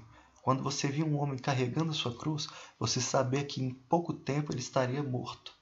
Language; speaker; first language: Portuguese; native; Portuguese